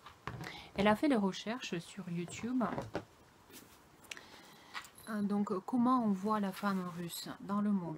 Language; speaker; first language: French; non-native, fluent; Russian